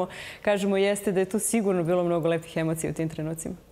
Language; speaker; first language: Serbian; native; Serbian